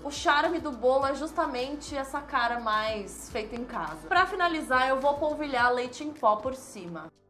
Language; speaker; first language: Portuguese; native; Portuguese